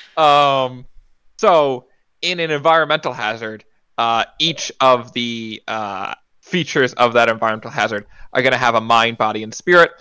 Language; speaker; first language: English; native; English